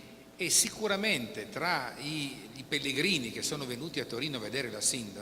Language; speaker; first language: Italian; native; Italian